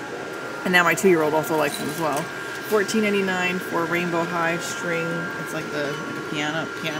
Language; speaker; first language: English; native; English